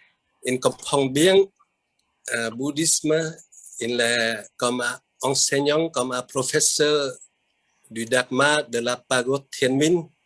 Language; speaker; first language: French; non-native, fluent; Vietnamese